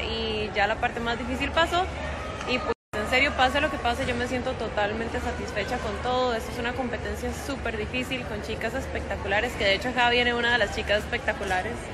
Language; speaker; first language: Spanish; native; Spanish